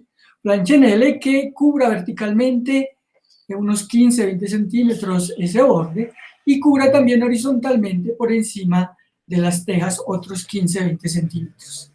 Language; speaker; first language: Spanish; native; Spanish